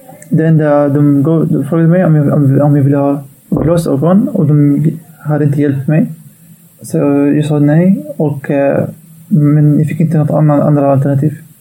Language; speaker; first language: Swedish; non-native, fluent; Arabic